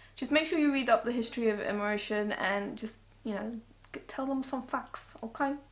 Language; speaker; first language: English; early bilingual, other home language; Morisyen